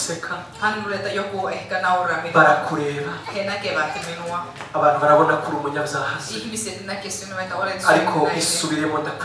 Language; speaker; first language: Finnish; non-native, fluent; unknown